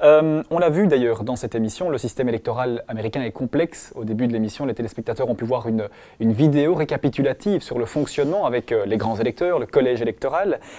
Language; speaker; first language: French; native; French